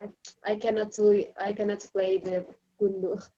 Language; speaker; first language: English; non-native, learner; Indonesian